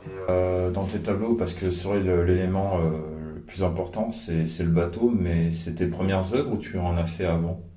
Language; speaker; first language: French; native; French